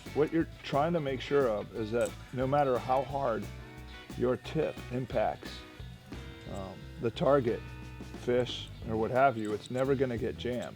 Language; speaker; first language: English; native; English